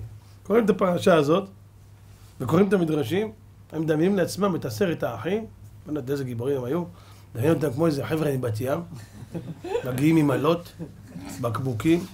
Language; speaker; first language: Hebrew; native; Hebrew